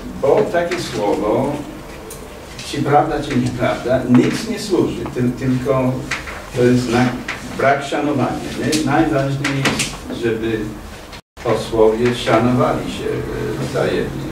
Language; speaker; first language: Polish; non-native, fluent; English